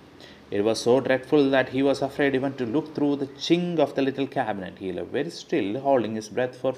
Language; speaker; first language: English; non-native, local second language; Malayalam